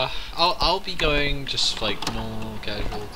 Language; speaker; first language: English; native; English